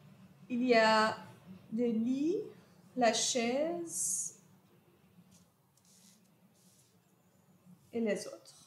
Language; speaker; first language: French; non-native, fluent; Persian